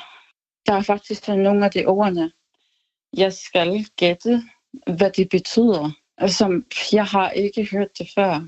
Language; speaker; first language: Danish; non-native, local second language; Kalaallisut